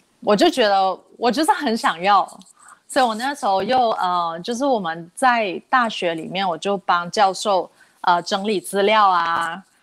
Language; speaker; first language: Chinese; native; Chinese